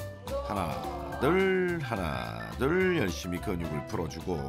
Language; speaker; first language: Korean; native; Korean